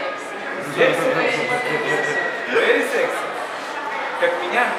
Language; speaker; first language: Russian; non-native, learner; Bulgarian